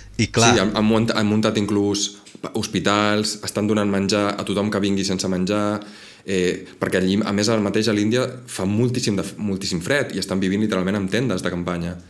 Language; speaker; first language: Catalan; native; Catalan